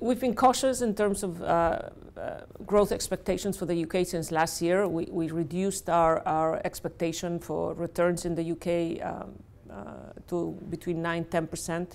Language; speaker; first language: English; non-native, fluent; Spanish